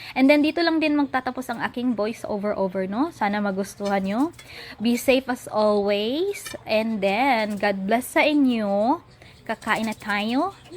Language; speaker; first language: Filipino; non-native, local second language; Cebuano